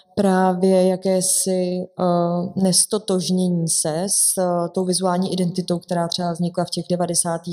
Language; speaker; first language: Czech; native; Czech